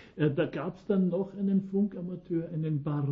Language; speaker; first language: German; native; German